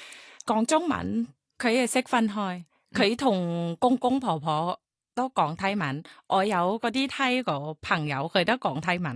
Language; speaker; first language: Cantonese; non-native, fluent; Thai